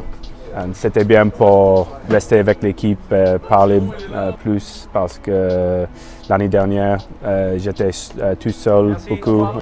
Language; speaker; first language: French; non-native, learner; English